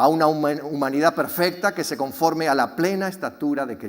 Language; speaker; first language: Spanish; native; Spanish